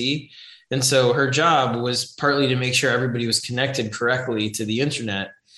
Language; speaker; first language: English; native; English